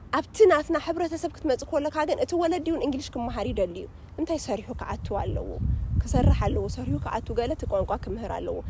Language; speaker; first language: Tigrinya; early bilingual, heritage; Tigrinya